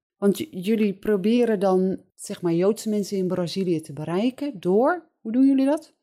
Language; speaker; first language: Dutch; native; Dutch